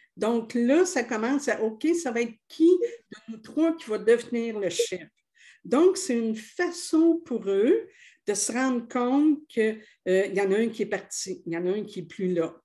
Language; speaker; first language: French; native; French